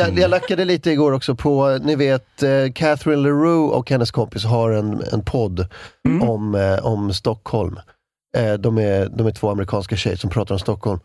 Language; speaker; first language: Swedish; native; Swedish